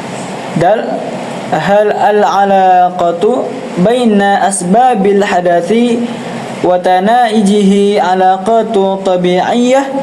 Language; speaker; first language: Arabic; non-native, learner; Indonesian